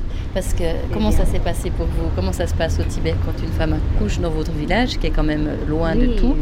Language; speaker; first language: French; native; French